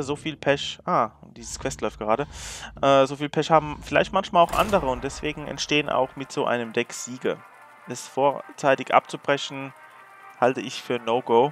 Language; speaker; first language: German; native; German